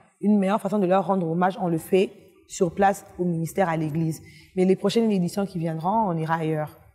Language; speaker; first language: French; non-native, local second language; Lingala